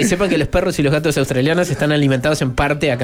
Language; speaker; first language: Spanish; native; Spanish